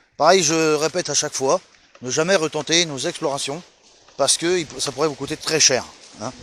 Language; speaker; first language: French; native; French